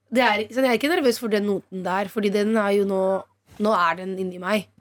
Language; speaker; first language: Norwegian; non-native, fluent; Italian